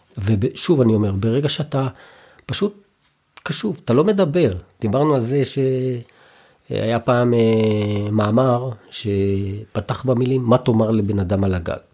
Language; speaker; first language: Hebrew; native; Hebrew